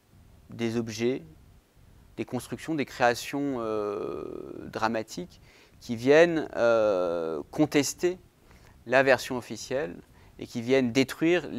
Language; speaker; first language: French; native; French